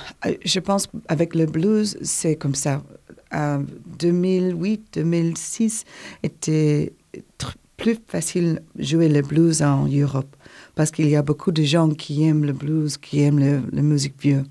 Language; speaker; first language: French; non-native, learner; English